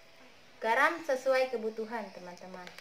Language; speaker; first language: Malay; non-native, local second language; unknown